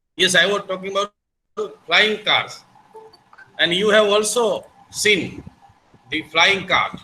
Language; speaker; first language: English; non-native, local second language; Gujarati